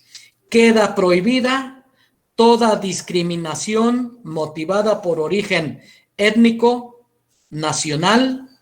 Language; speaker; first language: Spanish; native; Spanish